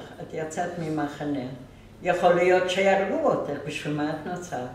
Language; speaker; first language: Hebrew; non-native, fluent; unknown